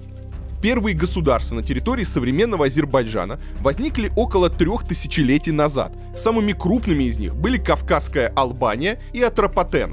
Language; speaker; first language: Russian; native; Russian